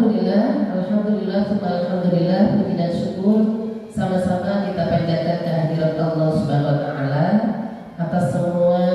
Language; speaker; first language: Indonesian; native; Indonesian